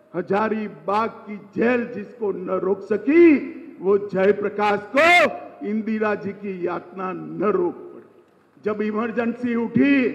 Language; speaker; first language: Hindi; non-native, local second language; Gujarati